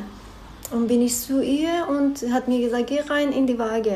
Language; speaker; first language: German; non-native, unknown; Persian